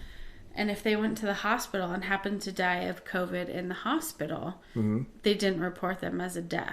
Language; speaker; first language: English; native; English